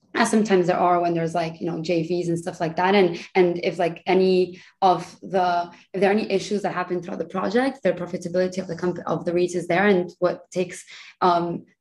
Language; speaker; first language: English; early bilingual, other home language; Spanish